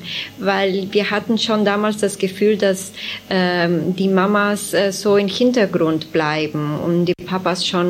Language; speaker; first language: German; non-native, fluent; Italian